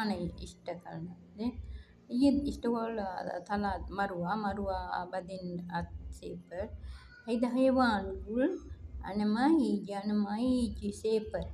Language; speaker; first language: Arabic; non-native, learner; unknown